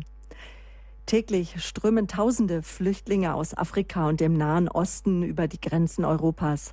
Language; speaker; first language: German; native; German